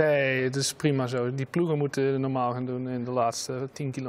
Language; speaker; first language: Dutch; native; Dutch